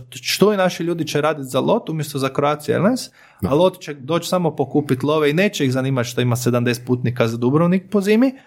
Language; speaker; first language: Croatian; native; Croatian